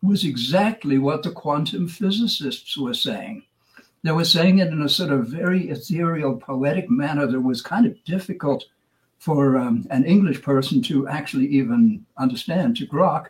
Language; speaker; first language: English; native; English